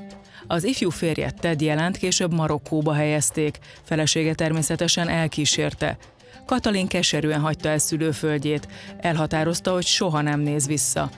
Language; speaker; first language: Hungarian; native; Hungarian